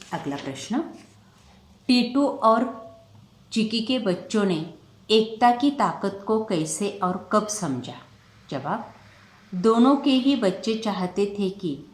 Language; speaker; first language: Hindi; non-native, local second language; Marathi